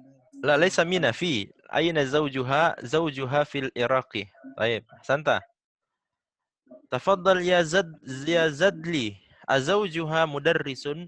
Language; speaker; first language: Arabic; non-native, fluent; Indonesian